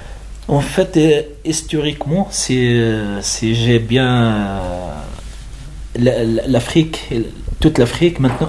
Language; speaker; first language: French; non-native, learner; Arabic